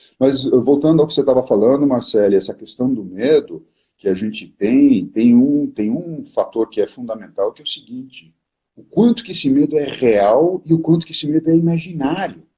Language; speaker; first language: Portuguese; non-native, fluent; German